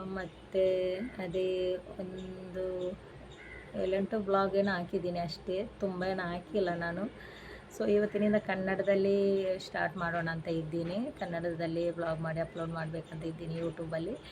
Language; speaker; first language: Kannada; non-native, local second language; Badaga